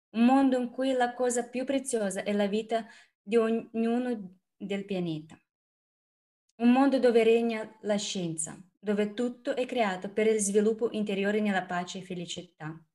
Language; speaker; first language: Italian; non-native, fluent; Russian